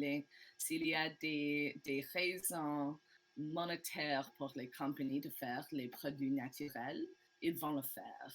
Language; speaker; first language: French; non-native, learner; English